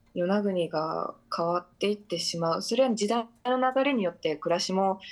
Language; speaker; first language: Japanese; native; Japanese